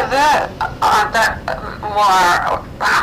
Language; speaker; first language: French; non-native, learner; Finnish